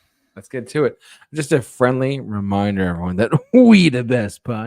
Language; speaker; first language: English; native; English